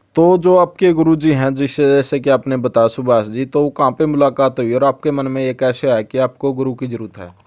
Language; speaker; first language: Hindi; native; Hindi